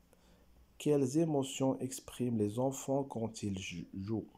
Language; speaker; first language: French; non-native, local second language; Arabic